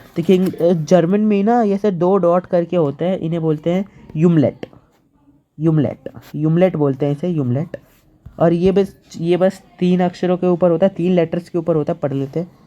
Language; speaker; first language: Hindi; native; Hindi